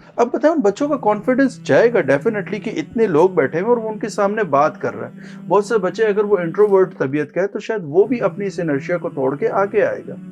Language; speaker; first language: Urdu; non-native, local second language; Pashto